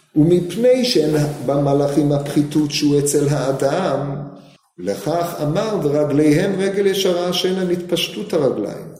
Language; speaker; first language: Hebrew; non-native, fluent; English